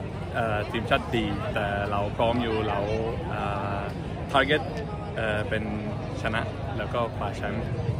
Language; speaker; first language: Thai; early bilingual, heritage; Thai